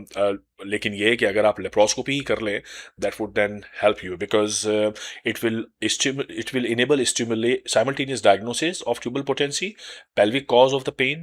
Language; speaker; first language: English; non-native, local second language; Urdu